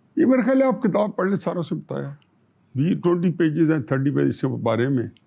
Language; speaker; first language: Urdu; non-native, local second language; Punjabi